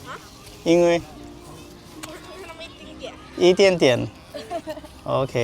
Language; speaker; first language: Chinese; non-native, learner; Bangla